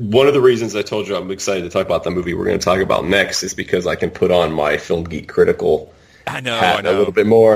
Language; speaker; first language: English; native; English